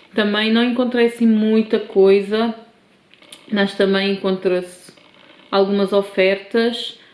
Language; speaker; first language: Portuguese; non-native, local second language; Kabuverdianu